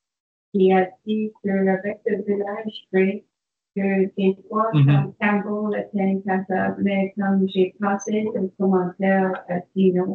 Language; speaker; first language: French; non-native, local second language; English